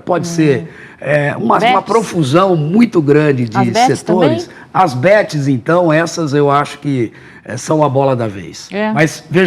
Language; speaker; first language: Portuguese; native; Portuguese